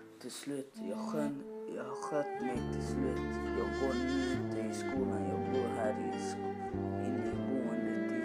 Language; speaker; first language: Swedish; non-native, learner; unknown